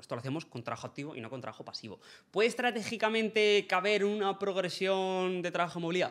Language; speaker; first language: Spanish; native; Spanish